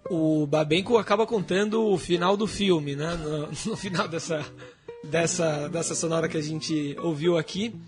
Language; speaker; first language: Portuguese; native; Portuguese